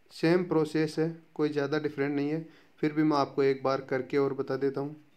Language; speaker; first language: Hindi; native; Hindi